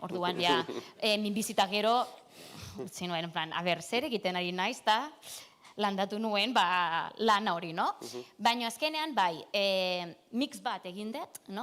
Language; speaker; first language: Basque; non-native, local second language; Catalan